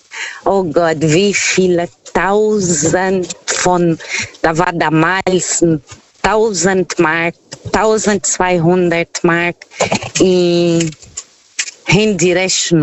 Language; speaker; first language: German; non-native, fluent; Portuguese